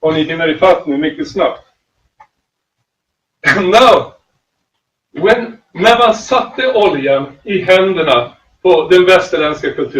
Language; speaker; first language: Swedish; native; Swedish